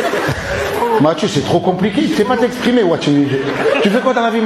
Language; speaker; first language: French; native; French